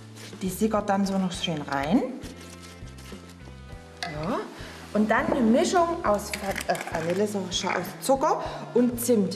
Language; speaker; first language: German; native; German